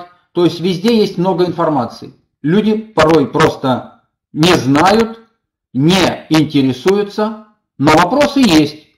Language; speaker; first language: Russian; native; Russian